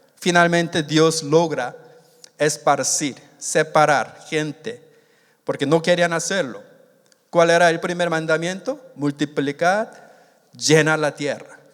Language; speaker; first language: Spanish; non-native, fluent; Korean